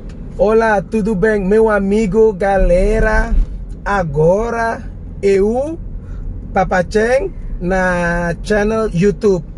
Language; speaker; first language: Portuguese; non-native, learner; Indonesian